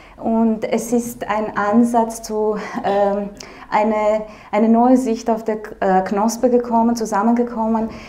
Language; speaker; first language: German; non-native, fluent; Romanian